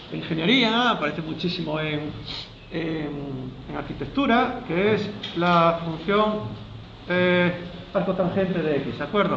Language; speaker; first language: Spanish; native; Spanish